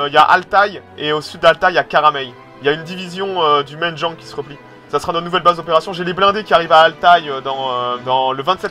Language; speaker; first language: French; native; French